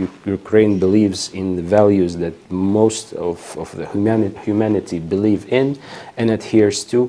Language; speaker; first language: English; non-native, fluent; Ukrainian